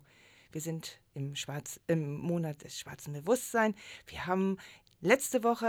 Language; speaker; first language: German; native; German